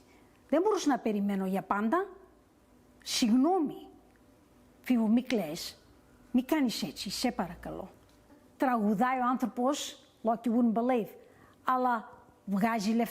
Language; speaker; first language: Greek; early bilingual, heritage; English